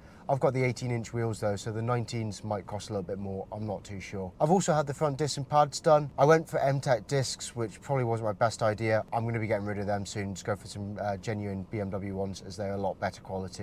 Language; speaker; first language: English; native; English